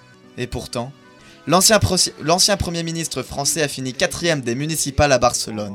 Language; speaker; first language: French; native; French